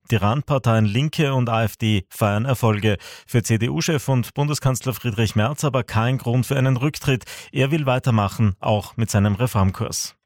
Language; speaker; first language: German; native; German